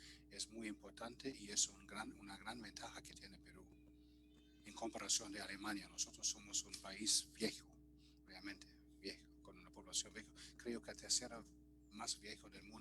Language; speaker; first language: Spanish; non-native, fluent; German